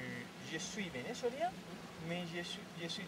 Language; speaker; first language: French; non-native, learner; Spanish